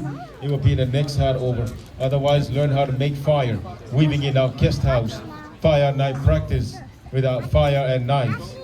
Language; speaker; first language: English; non-native, local second language; Samoan